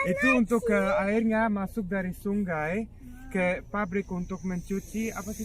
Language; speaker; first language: Indonesian; non-native, fluent; Serbian